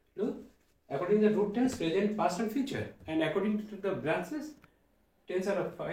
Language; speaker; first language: English; non-native, local second language; Bangla